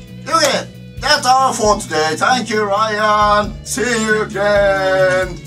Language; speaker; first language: English; non-native, learner; Japanese